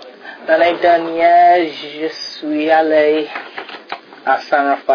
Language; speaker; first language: French; non-native, learner; English